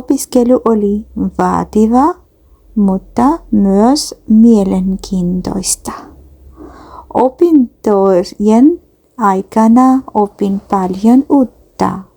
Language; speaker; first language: Finnish; non-native, learner; Bangla